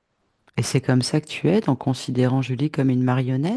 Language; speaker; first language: French; native; French